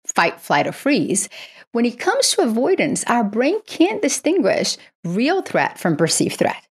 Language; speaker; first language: English; non-native, fluent; Portuguese